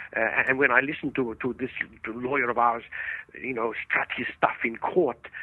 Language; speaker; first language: English; early bilingual, other home language; Estonian